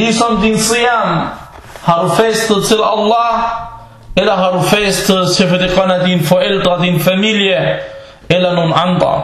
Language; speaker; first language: Danish; non-native, fluent; Arabic